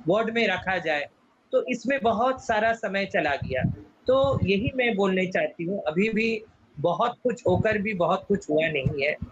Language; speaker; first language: Hindi; non-native, local second language; Bangla